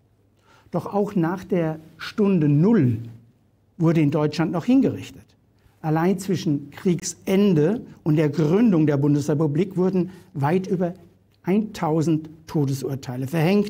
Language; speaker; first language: German; native; German